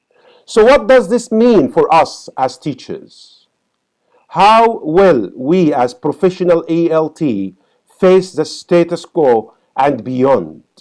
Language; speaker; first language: English; non-native, fluent; Arabic